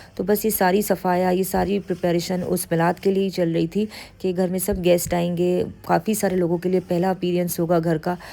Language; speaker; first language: Urdu; native; Urdu